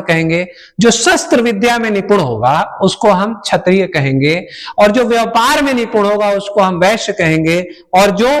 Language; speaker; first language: Hindi; native; Hindi